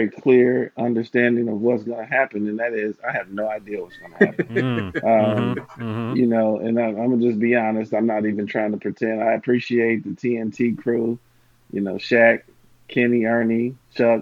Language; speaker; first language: English; native; English